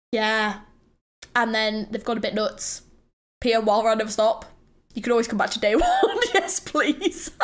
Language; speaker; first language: English; native; English